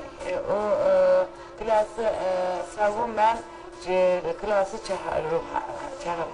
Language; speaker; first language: Persian; non-native, learner; Turkish